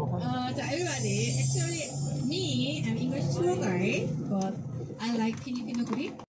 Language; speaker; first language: English; non-native, learner; Korean